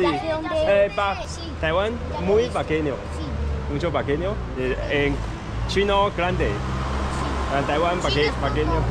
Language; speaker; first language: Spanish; non-native, learner; Chinese